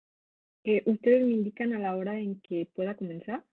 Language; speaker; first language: Spanish; native; Spanish